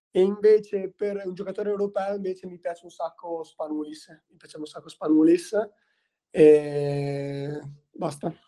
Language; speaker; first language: Italian; native; Italian